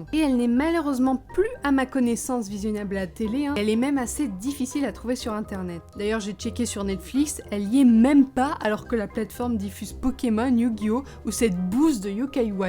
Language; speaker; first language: French; native; French